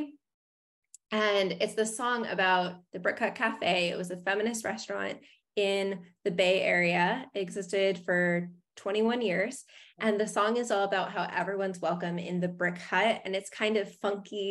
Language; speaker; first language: English; native; English